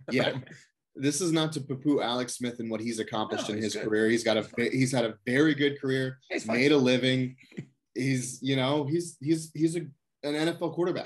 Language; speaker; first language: English; native; English